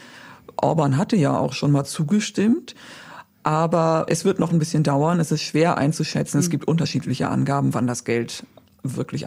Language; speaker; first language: German; native; German